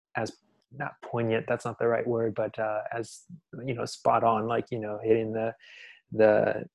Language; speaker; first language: English; native; English